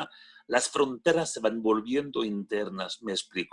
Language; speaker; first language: Spanish; non-native, fluent; French